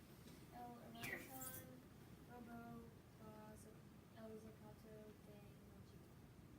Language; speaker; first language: Spanish; non-native, learner; English